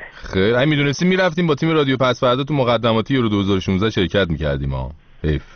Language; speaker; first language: Persian; native; Persian